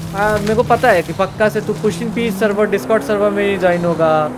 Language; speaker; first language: Hindi; native; Hindi